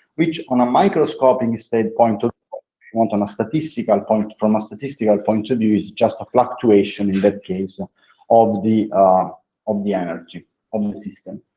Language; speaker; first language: English; non-native, fluent; Italian